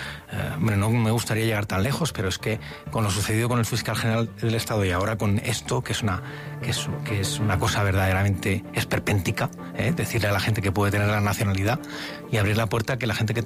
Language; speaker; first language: Spanish; native; Spanish